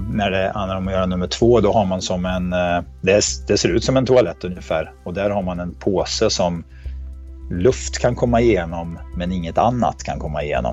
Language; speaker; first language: Swedish; native; Swedish